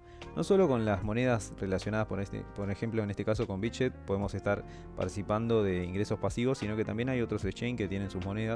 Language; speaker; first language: Spanish; native; Spanish